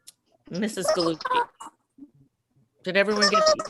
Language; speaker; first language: English; native; English